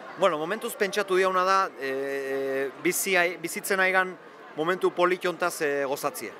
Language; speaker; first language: Basque; native; Basque